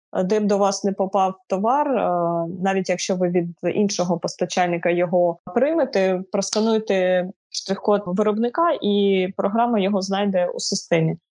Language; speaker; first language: Ukrainian; non-native, local second language; Russian